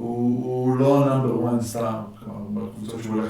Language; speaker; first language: Hebrew; native; Hebrew